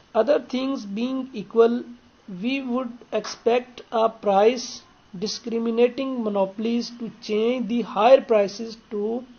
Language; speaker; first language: English; non-native, local second language; Urdu